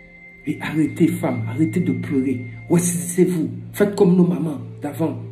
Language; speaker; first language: French; non-native, local second language; Fon